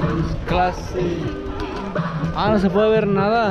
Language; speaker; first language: Spanish; early bilingual, heritage; Spanish